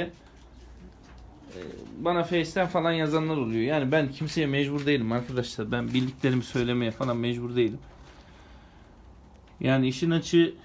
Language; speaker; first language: Turkish; native; Turkish